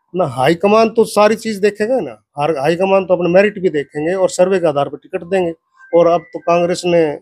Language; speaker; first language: Hindi; native; Hindi